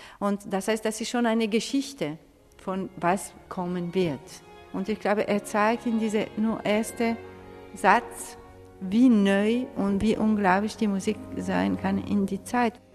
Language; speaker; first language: German; non-native, fluent; Italian